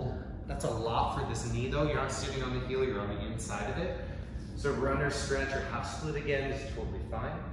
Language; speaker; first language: English; native; English